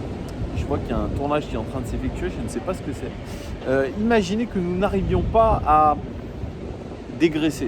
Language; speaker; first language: French; native; French